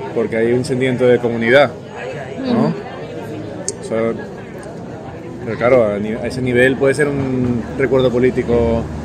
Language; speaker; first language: Spanish; non-native, local second language; Catalan